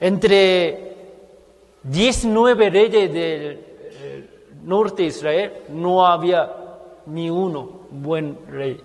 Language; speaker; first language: Spanish; non-native, fluent; Korean